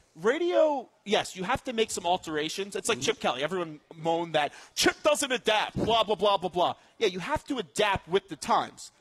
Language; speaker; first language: English; native; English